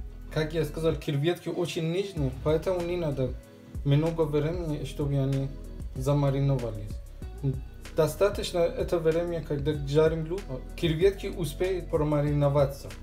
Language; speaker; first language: Russian; non-native, fluent; Persian